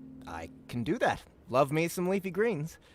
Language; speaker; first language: English; native; English